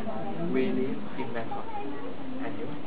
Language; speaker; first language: English; non-native, learner; Thai